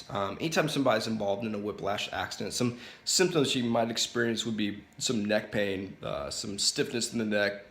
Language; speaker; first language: English; native; English